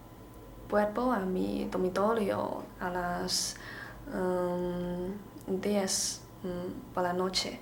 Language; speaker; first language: Spanish; non-native, learner; Chinese